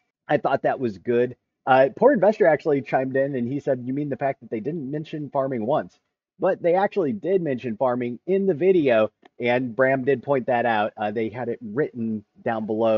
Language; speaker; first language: English; native; English